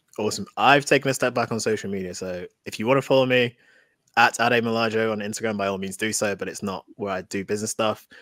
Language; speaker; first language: English; native; English